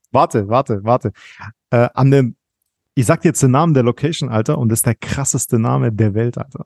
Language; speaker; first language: German; early bilingual, other home language; Arabic